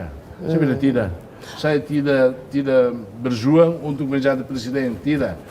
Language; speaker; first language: Indonesian; non-native, fluent; Tetum